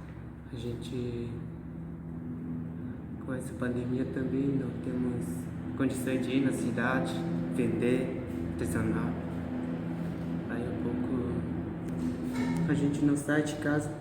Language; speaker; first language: Portuguese; non-native, local second language; Guarani